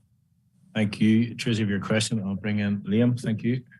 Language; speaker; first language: English; native; English